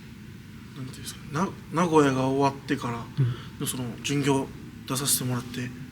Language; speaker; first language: Japanese; native; Japanese